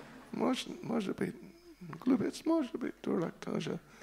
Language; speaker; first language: Russian; non-native, learner; English